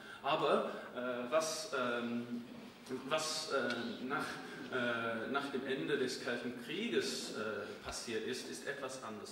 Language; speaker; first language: German; non-native, fluent; English